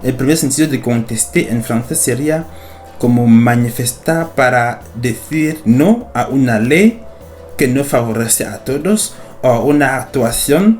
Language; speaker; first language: Spanish; non-native, fluent; French